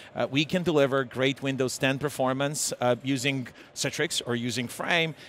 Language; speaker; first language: English; non-native, fluent; Serbian